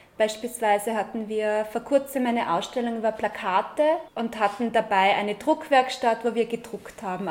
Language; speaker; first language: German; native; German